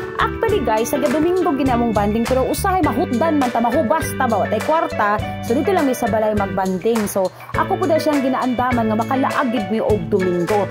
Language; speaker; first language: Cebuano; non-native, local second language; Hiligaynon